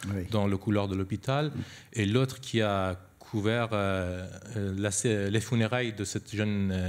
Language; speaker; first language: French; non-native, fluent; Persian